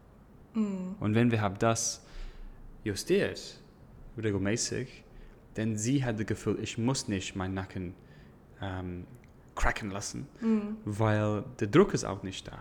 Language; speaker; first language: German; non-native, learner; English